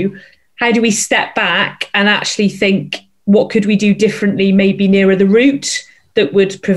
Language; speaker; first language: English; native; English